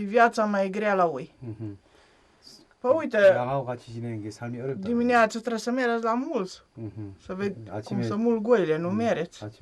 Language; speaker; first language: Romanian; native; Romanian